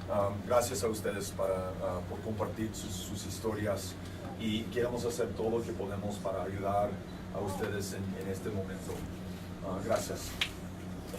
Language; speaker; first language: Spanish; non-native, fluent; English